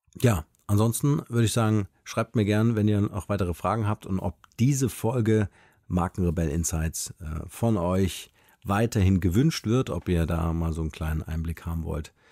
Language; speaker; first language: German; native; German